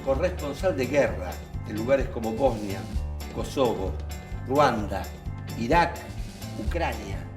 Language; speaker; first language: Spanish; native; Spanish